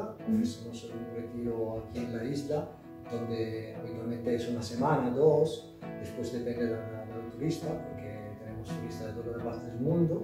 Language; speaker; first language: Spanish; non-native, learner; Italian